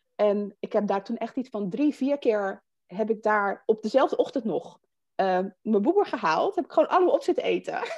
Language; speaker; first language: Dutch; native; Dutch